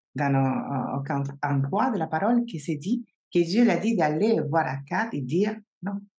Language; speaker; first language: French; non-native, fluent; Spanish